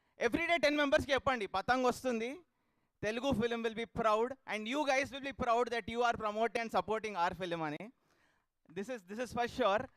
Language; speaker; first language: Telugu; native; Telugu